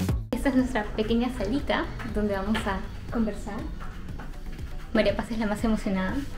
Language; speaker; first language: Spanish; native; Spanish